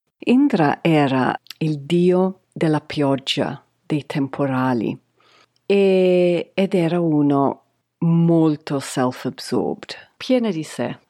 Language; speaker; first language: Italian; non-native, fluent; English